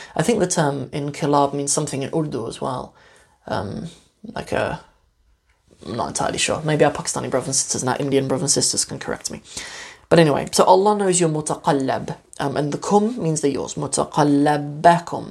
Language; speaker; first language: English; native; English